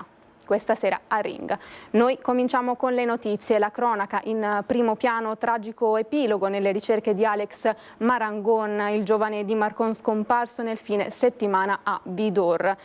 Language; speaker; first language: Italian; native; Italian